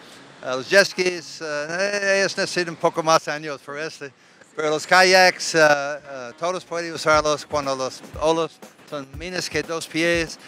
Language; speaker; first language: Spanish; non-native, learner; English